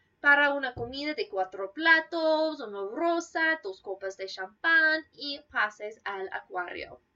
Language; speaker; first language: Spanish; non-native, fluent; English